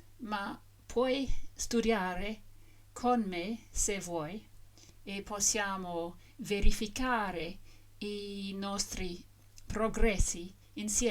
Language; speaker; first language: Italian; non-native, fluent; English